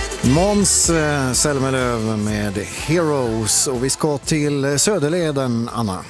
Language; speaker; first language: Swedish; native; Swedish